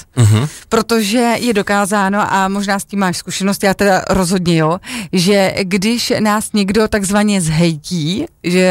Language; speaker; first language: Czech; native; Czech